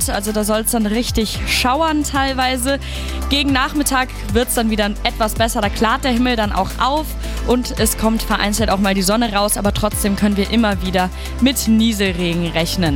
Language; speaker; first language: German; native; German